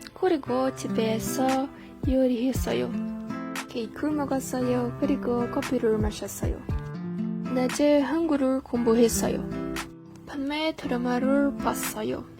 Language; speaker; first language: Korean; non-native, learner; Portuguese